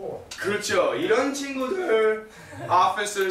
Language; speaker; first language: Korean; non-native, fluent; English